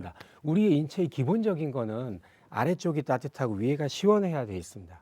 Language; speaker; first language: Korean; native; Korean